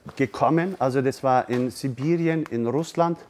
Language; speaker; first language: German; early bilingual, other home language; Turkish